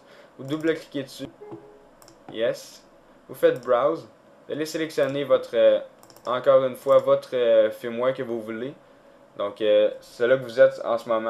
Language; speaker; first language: French; native; French